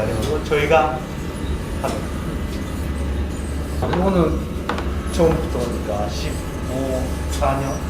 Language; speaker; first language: Korean; non-native, fluent; Japanese